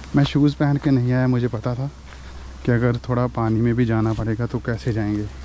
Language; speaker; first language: Hindi; native; Hindi